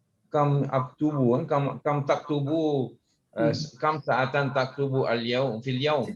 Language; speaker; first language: Arabic; non-native, learner; Malay